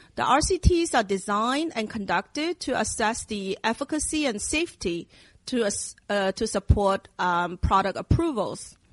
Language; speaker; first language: English; non-native, fluent; Chinese